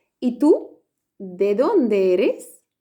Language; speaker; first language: Spanish; non-native, fluent; Polish